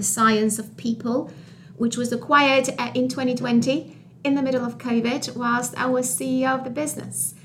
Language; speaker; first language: English; non-native, fluent; Albanian